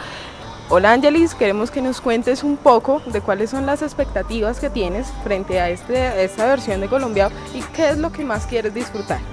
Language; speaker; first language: Spanish; native; Spanish